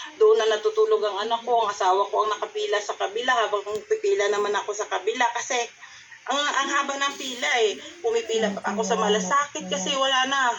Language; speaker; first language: Filipino; non-native, local second language; Cebuano